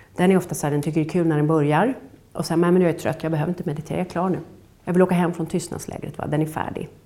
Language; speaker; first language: Swedish; native; Swedish